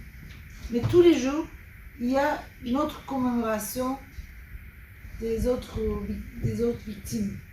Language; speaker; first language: French; non-native, fluent; Turkish